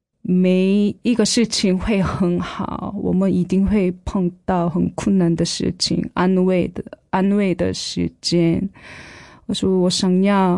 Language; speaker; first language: Chinese; non-native, fluent; Korean